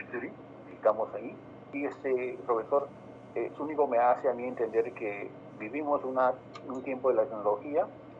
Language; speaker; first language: Spanish; native; Spanish